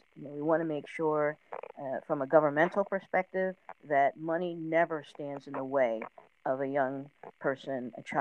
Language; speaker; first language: English; native; English